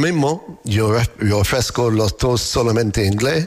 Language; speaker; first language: Spanish; non-native, learner; English